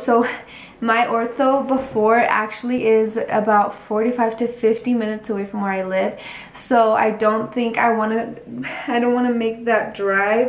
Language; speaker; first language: English; early bilingual, other home language; Spanish